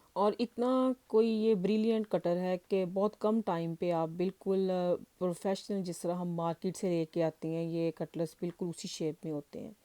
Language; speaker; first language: Urdu; native; Urdu